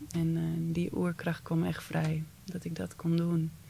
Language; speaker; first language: Dutch; early bilingual, other home language; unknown